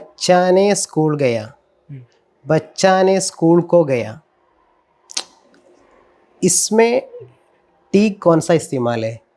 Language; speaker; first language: Hindi; non-native, local second language; Malayalam